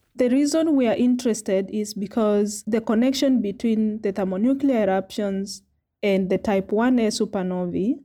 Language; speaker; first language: English; non-native, local second language; Kamba